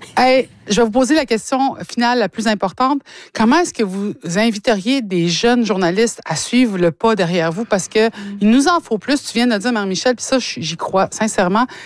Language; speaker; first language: French; native; French